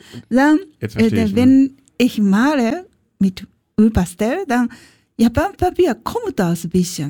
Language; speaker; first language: German; non-native, learner; Japanese